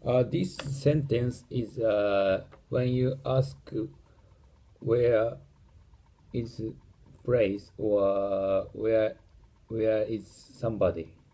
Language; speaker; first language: English; non-native, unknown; Japanese